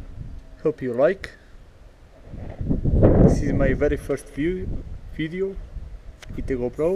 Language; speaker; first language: English; non-native, learner; Portuguese